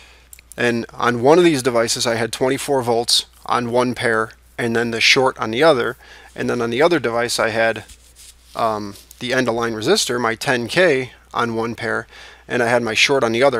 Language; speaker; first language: English; native; English